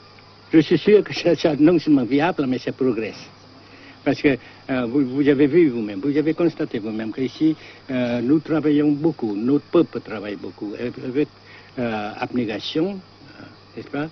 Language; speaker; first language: French; non-native, fluent; Vietnamese